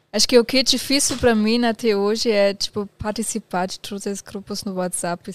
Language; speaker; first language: Portuguese; non-native, fluent; German